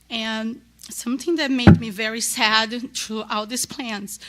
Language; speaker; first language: English; non-native, learner; Portuguese